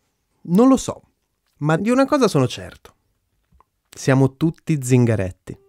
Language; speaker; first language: Italian; native; Italian